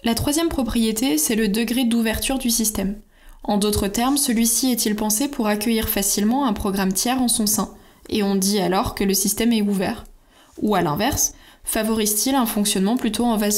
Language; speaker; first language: French; native; French